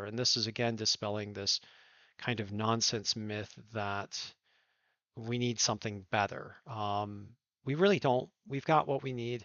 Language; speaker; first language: English; native; English